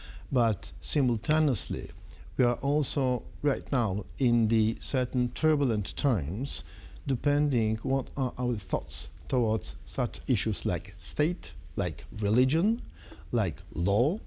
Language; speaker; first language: English; non-native, fluent; Polish